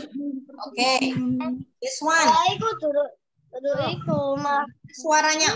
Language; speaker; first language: English; non-native, fluent; Indonesian